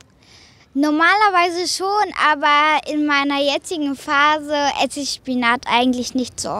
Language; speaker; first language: German; native; German